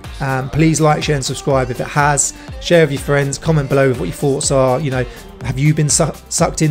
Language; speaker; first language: English; native; English